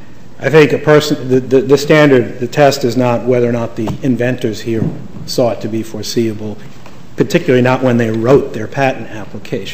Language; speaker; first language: English; native; English